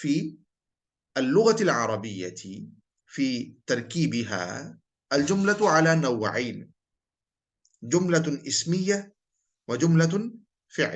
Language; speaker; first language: Arabic; non-native, fluent; Urdu